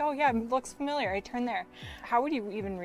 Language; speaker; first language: English; native; English